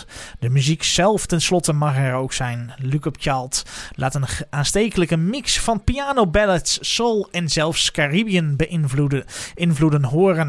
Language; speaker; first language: Dutch; native; Dutch